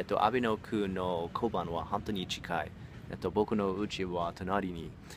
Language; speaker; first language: Japanese; non-native, learner; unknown